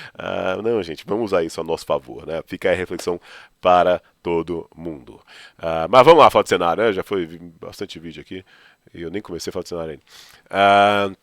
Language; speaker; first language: Portuguese; native; Portuguese